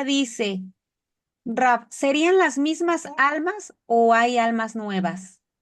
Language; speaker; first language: Spanish; native; Spanish